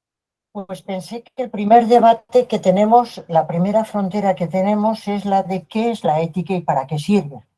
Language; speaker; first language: Spanish; native; Spanish